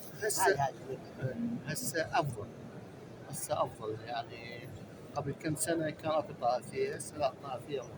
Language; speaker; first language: Arabic; native; Arabic